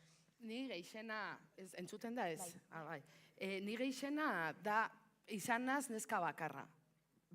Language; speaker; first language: Basque; non-native, local second language; Spanish